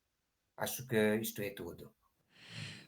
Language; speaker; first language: Portuguese; non-native, learner; Hungarian